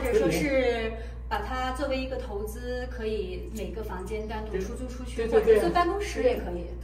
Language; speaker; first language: Chinese; native; Chinese